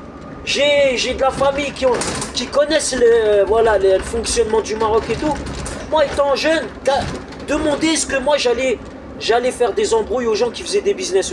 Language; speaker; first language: French; native; French